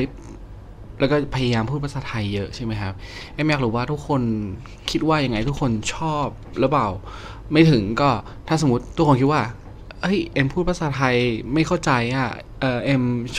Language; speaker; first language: Thai; non-native, fluent; Indonesian